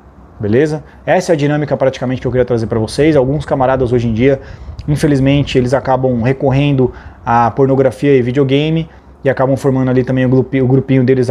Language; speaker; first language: Portuguese; native; Portuguese